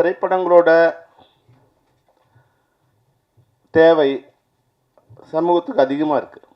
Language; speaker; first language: Tamil; native; Tamil